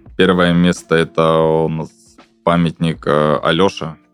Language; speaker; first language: Russian; native; Russian